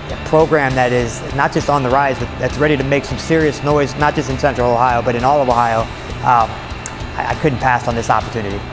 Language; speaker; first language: English; native; English